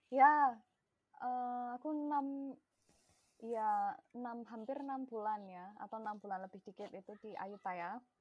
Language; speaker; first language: Indonesian; non-native, local second language; Javanese